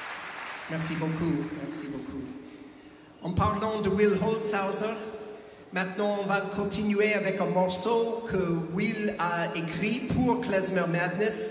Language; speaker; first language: French; non-native, fluent; English